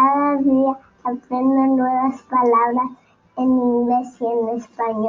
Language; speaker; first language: Spanish; early bilingual, heritage; Spanish